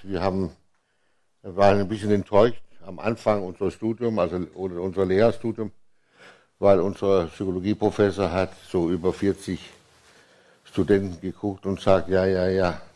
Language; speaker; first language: German; non-native, fluent; Danish